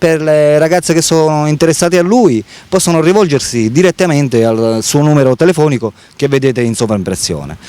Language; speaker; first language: Italian; native; Italian